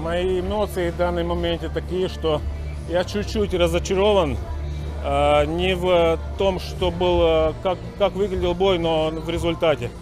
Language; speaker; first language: Ukrainian; non-native, local second language; Russian